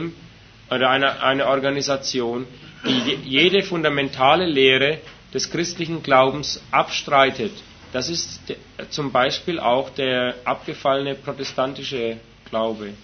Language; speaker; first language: German; native; German